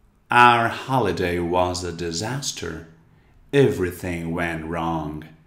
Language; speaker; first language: English; non-native, fluent; Portuguese